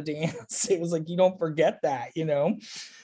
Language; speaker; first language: English; native; English